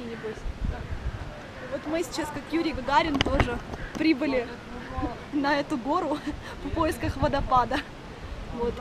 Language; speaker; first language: Russian; native; Russian